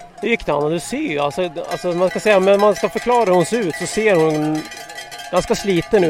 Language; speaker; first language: Swedish; native; Swedish